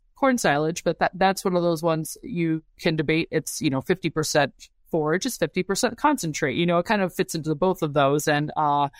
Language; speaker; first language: English; native; English